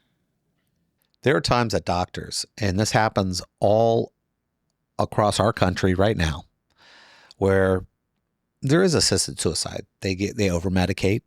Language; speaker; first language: English; native; English